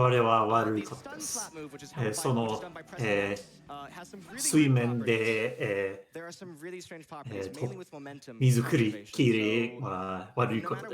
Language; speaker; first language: Japanese; non-native, learner; English